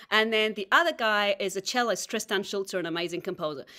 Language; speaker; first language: English; native; English